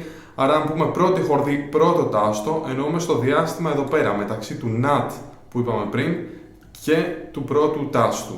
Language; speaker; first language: Greek; native; Greek